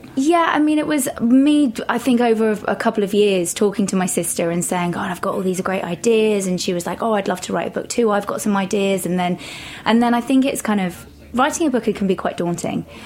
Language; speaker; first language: English; native; English